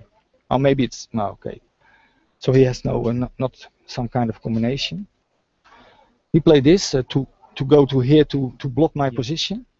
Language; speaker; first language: English; non-native, fluent; Dutch